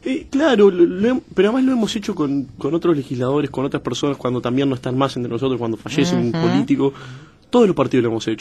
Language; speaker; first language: Spanish; native; Spanish